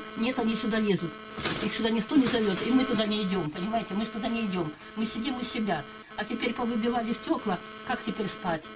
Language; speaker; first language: Russian; native; Russian